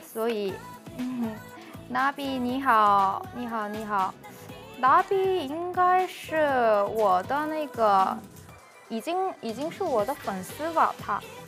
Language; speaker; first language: Chinese; non-native, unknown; Korean